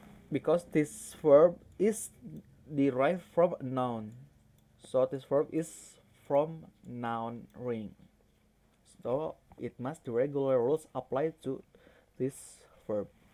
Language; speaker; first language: English; non-native, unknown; Indonesian